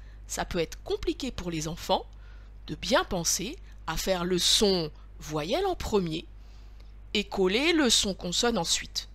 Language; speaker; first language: French; native; French